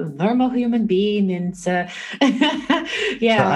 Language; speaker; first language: English; non-native, fluent; Russian